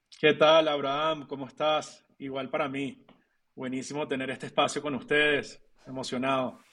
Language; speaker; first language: Spanish; native; Spanish